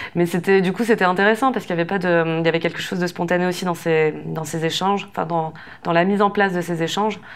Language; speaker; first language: French; native; French